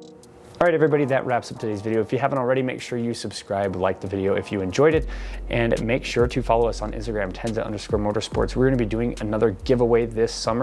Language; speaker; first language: English; native; English